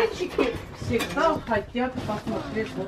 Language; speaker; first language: Russian; non-native, local second language; Estonian